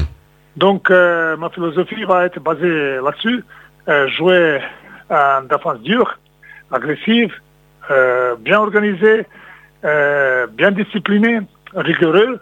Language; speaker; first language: French; non-native, fluent; Serbian